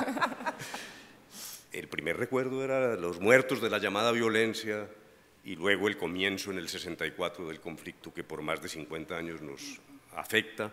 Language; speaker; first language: Spanish; native; Spanish